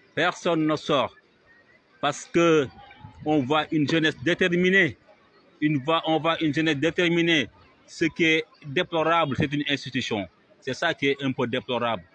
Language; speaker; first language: French; non-native, local second language; Wolof